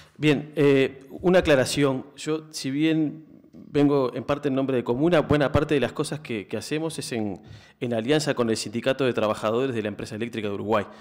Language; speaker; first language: Spanish; native; Spanish